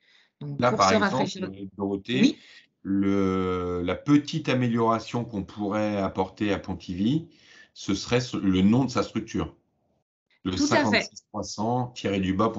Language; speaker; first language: French; native; French